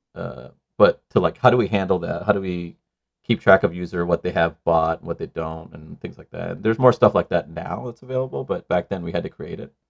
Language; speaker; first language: English; non-native, local second language; Sinhala